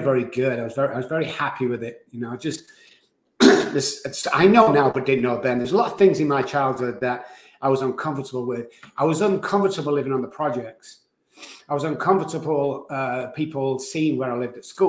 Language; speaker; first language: English; native; English